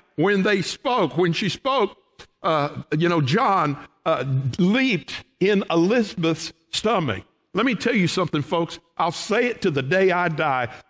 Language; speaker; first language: English; native; English